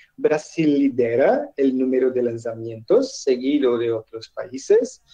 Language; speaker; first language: Spanish; non-native, learner; Portuguese